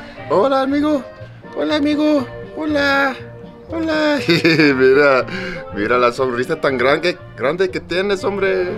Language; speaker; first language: Spanish; non-native, learner; English